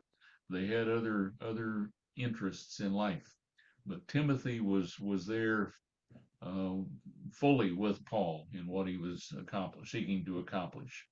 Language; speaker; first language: English; native; English